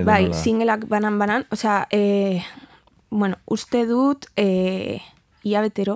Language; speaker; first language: Basque; non-native, learner; Spanish